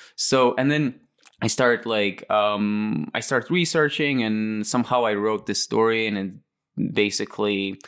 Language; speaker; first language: English; non-native, fluent; Latvian